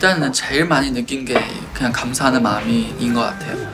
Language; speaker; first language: Korean; non-native, fluent; Chinese